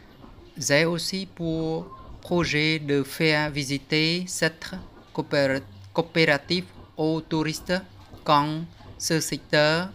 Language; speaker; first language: French; non-native, fluent; Khmer